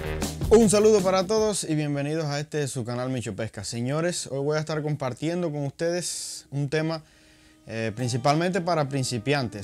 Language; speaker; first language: Spanish; native; Spanish